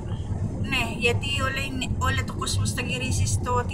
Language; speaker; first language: Greek; non-native, learner; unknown